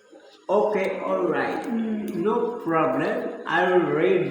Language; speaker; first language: English; non-native, learner; Filipino